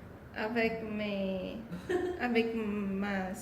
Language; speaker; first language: French; non-native, learner; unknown